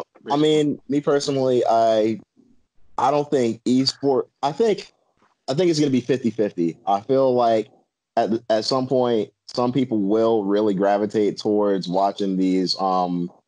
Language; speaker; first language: English; native; English